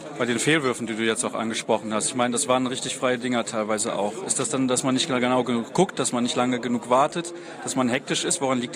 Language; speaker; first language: German; native; German